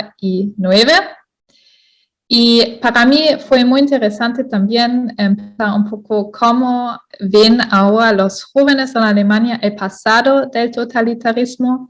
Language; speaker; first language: Spanish; non-native, fluent; German